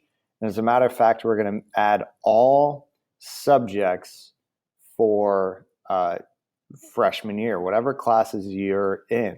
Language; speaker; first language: English; native; English